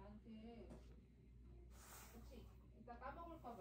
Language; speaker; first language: Korean; native; Korean